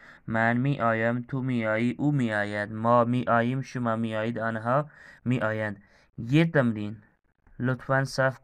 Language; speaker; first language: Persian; non-native, fluent; Urdu